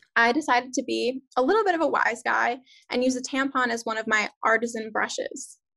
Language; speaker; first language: English; native; English